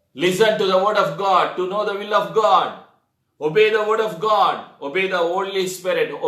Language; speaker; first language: English; non-native, local second language; Telugu